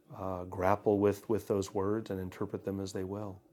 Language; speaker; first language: English; native; English